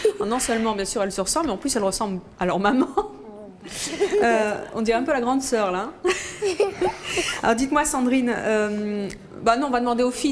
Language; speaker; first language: French; native; French